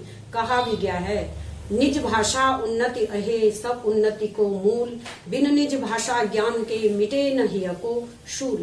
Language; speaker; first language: Hindi; native; Hindi